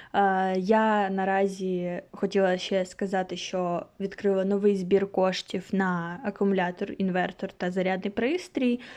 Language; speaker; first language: Ukrainian; non-native, local second language; Russian